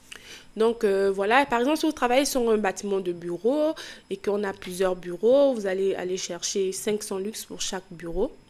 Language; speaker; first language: French; native; French